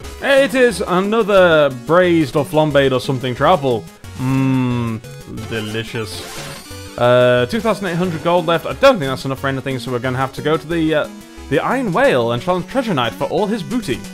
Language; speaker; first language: English; native; English